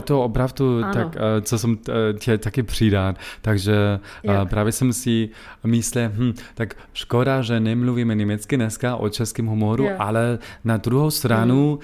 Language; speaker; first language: Czech; non-native, learner; German